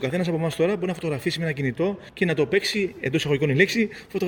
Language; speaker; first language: Greek; native; Greek